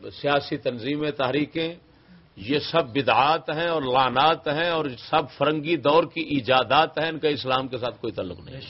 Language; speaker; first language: Urdu; non-native, local second language; Punjabi